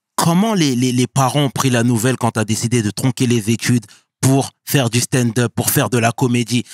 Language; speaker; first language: French; early bilingual, other home language; Wolof